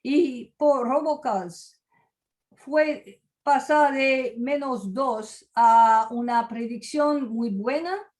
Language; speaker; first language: Spanish; non-native, fluent; French